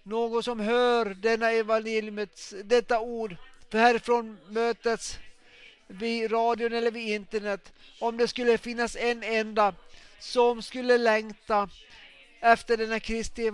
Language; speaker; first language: Swedish; non-native, local second language; Finnish